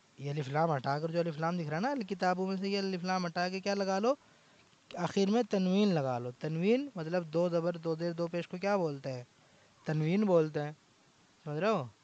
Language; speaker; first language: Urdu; native; Urdu